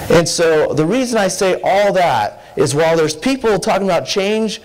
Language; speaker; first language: English; native; English